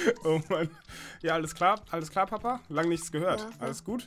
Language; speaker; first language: German; native; German